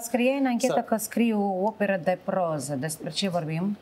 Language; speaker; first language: Romanian; native; Romanian